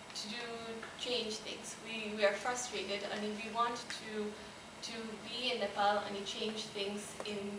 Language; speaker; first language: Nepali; early bilingual, heritage; Nepali